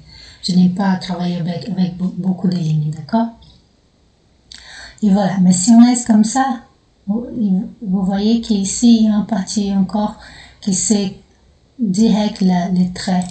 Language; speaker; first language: French; non-native, fluent; Portuguese